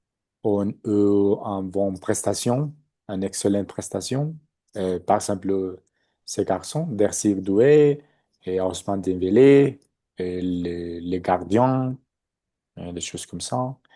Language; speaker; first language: French; non-native, learner; Spanish